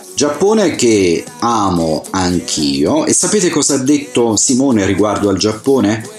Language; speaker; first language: Italian; native; Italian